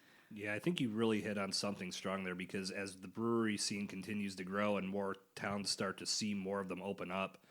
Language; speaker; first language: English; native; English